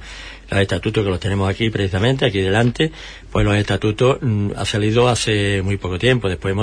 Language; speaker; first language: Spanish; native; Spanish